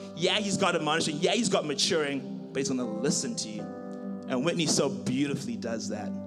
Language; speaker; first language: English; non-native, local second language; Shona